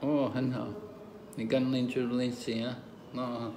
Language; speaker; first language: Chinese; non-native, learner; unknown